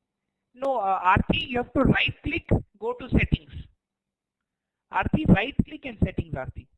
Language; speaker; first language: English; non-native, local second language; Hindi